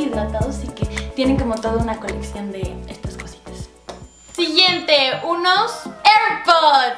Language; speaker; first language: Spanish; native; Spanish